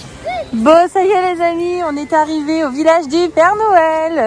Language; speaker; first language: French; native; French